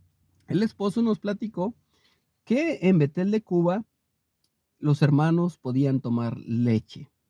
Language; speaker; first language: Spanish; native; Spanish